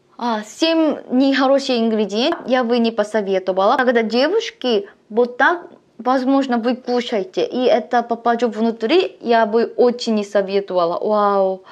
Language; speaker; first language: Russian; non-native, learner; Korean